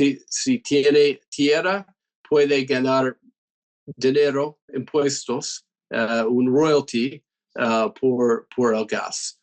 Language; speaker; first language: Spanish; non-native, fluent; English